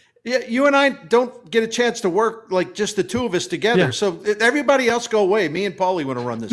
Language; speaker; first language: English; native; English